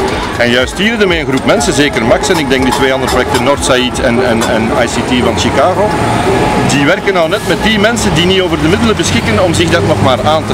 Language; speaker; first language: Dutch; native; Dutch